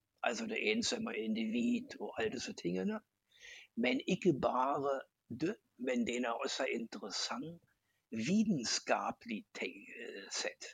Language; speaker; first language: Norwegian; non-native, fluent; German